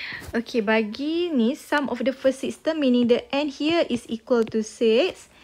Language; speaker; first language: English; non-native, local second language; Malay